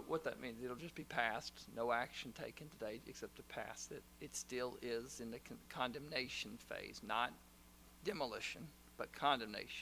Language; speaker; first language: English; native; English